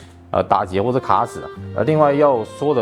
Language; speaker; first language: Chinese; native; Chinese